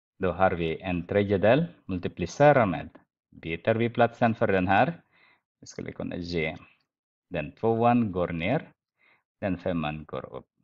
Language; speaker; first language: Swedish; non-native, fluent; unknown